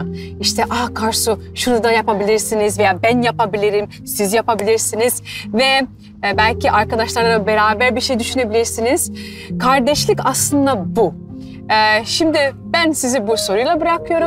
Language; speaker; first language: Turkish; early bilingual, heritage; Turkish